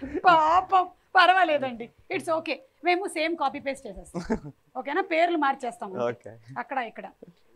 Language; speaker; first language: Telugu; native; Telugu